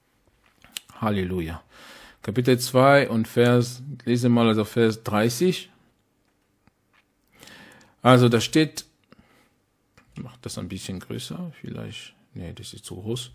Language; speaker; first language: German; non-native, fluent; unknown